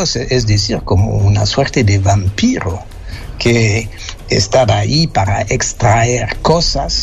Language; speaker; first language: Spanish; non-native, fluent; French